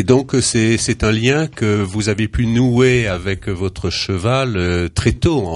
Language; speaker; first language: French; native; French